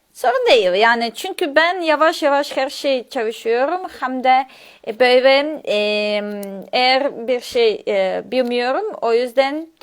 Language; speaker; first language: Turkish; non-native, learner; Serbian